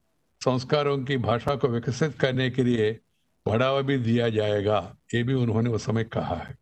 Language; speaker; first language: Hindi; non-native, local second language; Telugu